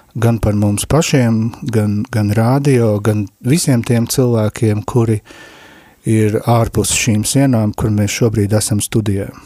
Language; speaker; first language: Latvian; native; Latvian